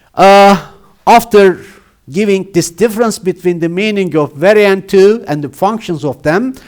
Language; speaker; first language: English; non-native, fluent; Turkish